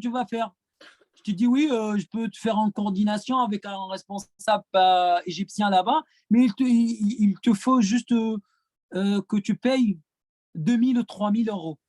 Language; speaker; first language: French; non-native, fluent; Arabic